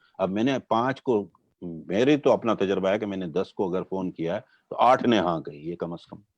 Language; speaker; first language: Urdu; non-native, local second language; Gujarati